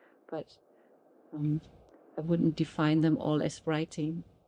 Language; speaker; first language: English; non-native, fluent; German